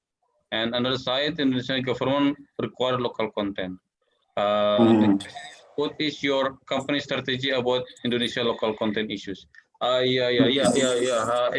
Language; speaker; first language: English; non-native, learner; Indonesian